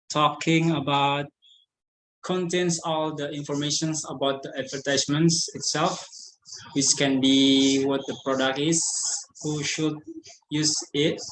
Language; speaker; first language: English; non-native, learner; Indonesian